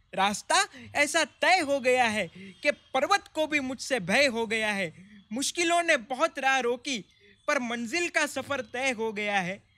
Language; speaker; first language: Hindi; non-native, local second language; Gujarati